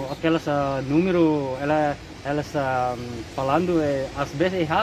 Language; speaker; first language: Portuguese; non-native, learner; Filipino